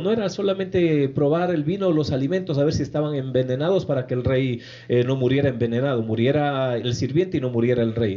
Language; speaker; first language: Spanish; native; Spanish